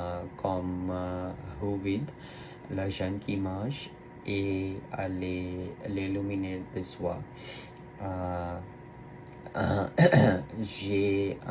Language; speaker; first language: French; non-native, learner; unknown